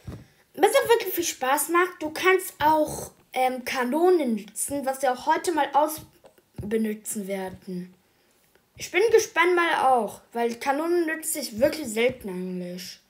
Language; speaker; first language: German; early bilingual, other home language; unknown